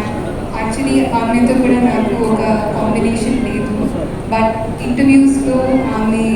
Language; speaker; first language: Telugu; non-native, fluent; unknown